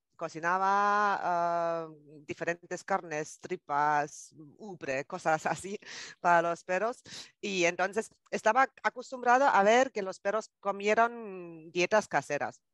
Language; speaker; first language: Spanish; non-native, fluent; German